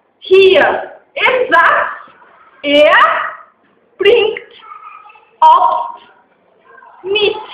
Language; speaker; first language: German; non-native, learner; Arabic